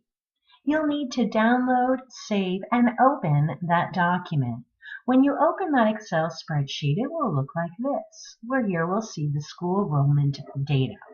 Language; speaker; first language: English; native; English